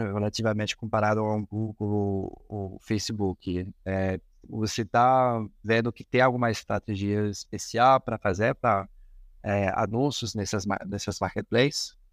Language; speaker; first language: Portuguese; non-native, fluent; Spanish